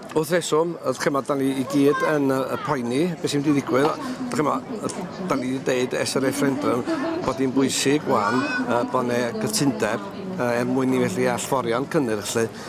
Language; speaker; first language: Welsh; native; Welsh